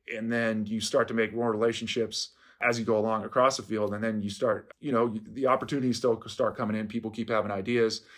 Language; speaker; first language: English; native; English